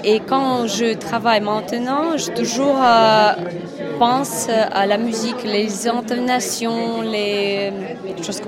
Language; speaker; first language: French; non-native, fluent; Russian